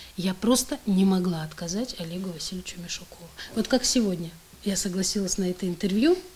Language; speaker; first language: Russian; native; Russian